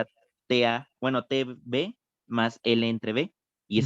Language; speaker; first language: Spanish; native; Spanish